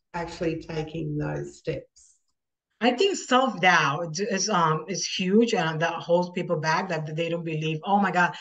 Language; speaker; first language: English; non-native, fluent; Spanish